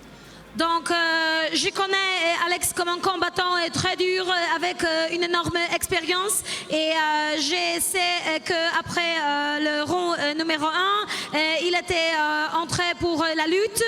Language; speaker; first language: French; non-native, fluent; Polish